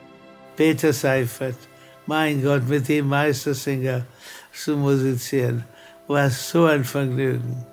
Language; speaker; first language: German; non-native, fluent; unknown